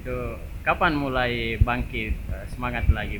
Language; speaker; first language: Indonesian; native; Indonesian